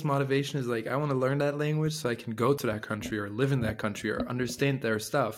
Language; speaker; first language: English; non-native, fluent; French